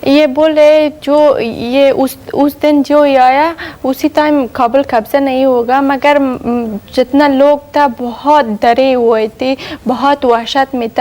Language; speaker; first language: Hindi; non-native, learner; Persian